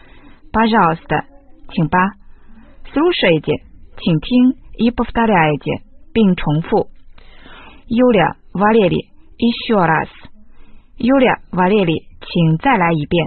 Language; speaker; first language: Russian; non-native, fluent; Chinese